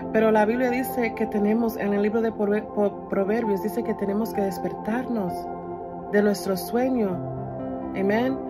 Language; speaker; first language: Spanish; early bilingual, other home language; English